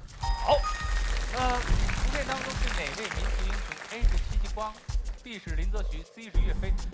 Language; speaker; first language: Chinese; native; Chinese